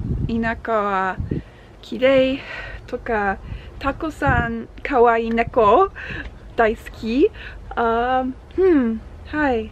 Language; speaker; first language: Japanese; non-native, learner; English